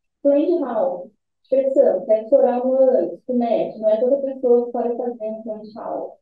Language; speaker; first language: Portuguese; native; Portuguese